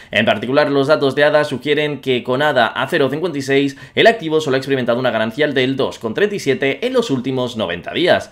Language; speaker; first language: Spanish; native; Spanish